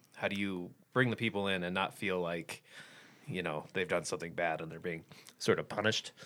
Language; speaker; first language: English; native; English